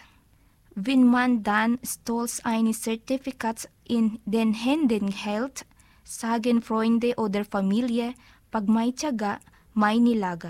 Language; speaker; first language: German; non-native, learner; Filipino